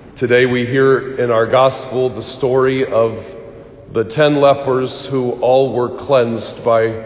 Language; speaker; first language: English; native; English